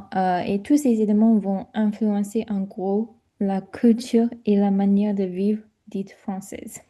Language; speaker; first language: French; non-native, fluent; English